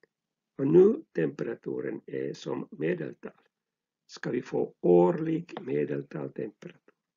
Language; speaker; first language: Swedish; non-native, local second language; Finnish